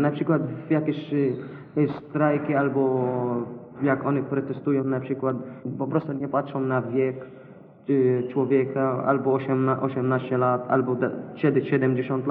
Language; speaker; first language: Polish; non-native, learner; Arabic